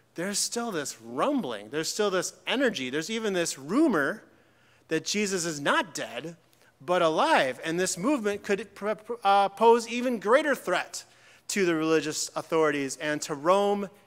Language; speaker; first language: English; native; English